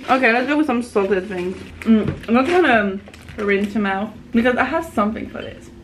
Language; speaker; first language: English; non-native, fluent; French